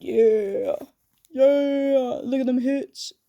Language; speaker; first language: English; non-native, fluent; Danish